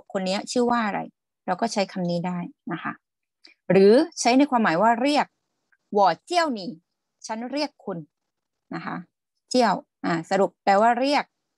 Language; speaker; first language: Thai; native; Thai